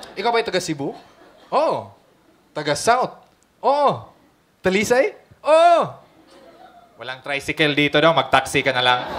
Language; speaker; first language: Filipino; non-native, local second language; Cebuano